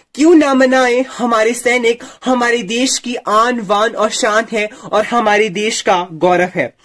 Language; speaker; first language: Hindi; native; Hindi